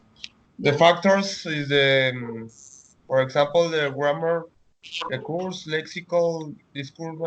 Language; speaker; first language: English; non-native, learner; Spanish